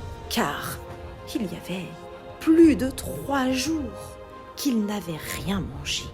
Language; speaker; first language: French; native; French